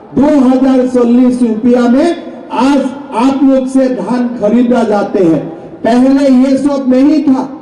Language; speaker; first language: Hindi; non-native, local second language; Assamese